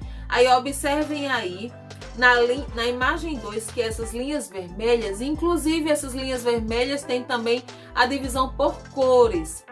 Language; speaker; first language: Portuguese; native; Portuguese